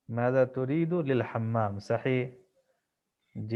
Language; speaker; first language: Arabic; non-native, fluent; Urdu